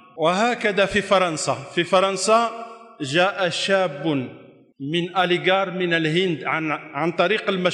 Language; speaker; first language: Arabic; non-native, fluent; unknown